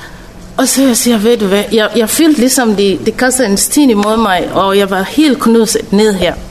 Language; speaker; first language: Danish; non-native, fluent; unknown